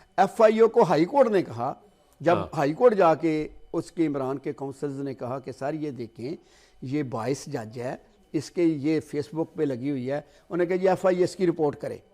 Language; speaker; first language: Urdu; non-native, local second language; Punjabi